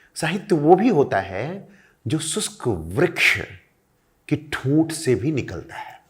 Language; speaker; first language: Hindi; non-native, local second language; Marathi